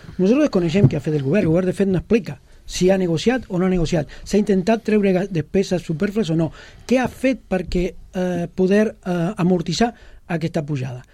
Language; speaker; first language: Catalan; non-native, local second language; Spanish